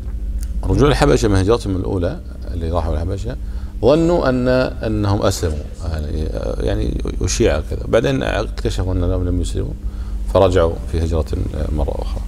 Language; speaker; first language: Arabic; native; Arabic